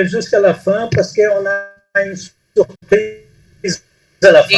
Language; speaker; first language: French; non-native, fluent; Portuguese